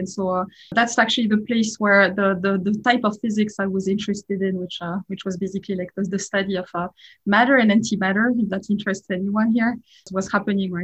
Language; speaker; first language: English; non-native, fluent; French